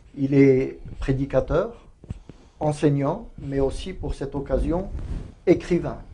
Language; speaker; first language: French; native; French